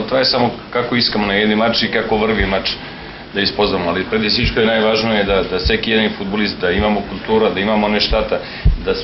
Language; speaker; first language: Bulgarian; non-native, learner; Serbian